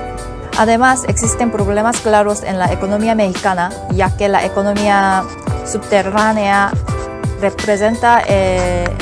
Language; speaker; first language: Spanish; non-native, fluent; Korean